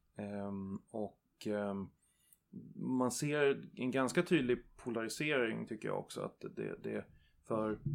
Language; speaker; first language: Swedish; native; Swedish